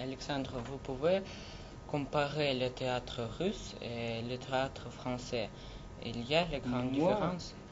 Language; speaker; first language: French; non-native, learner; Russian